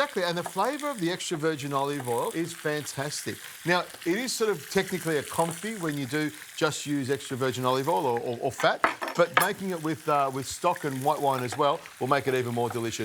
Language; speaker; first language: English; native; English